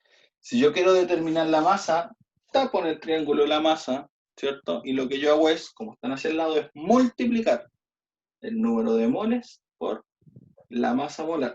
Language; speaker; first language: Spanish; native; Spanish